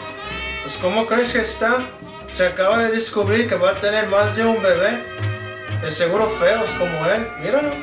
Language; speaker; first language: Spanish; non-native, learner; English